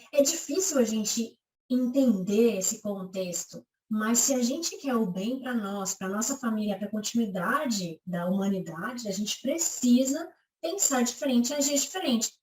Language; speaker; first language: Portuguese; native; Portuguese